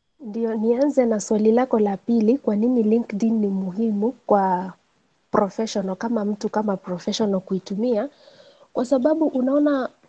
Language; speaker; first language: Swahili; non-native, local second language; Gusii